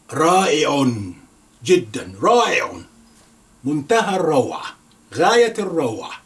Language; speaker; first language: Arabic; non-native, fluent; Yoruba